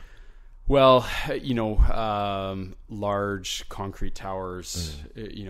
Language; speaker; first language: English; native; English